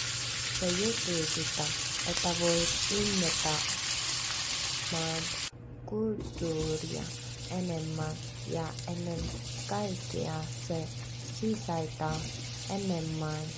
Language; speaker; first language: Finnish; non-native, learner; Korean